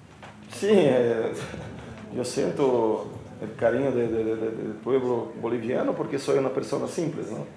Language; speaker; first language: Spanish; non-native, fluent; Portuguese